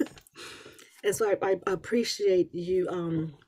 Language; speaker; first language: English; native; English